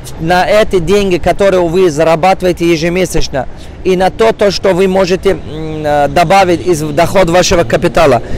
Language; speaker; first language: Russian; non-native, local second language; Tajik